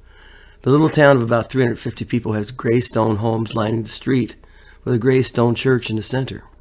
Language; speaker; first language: English; native; English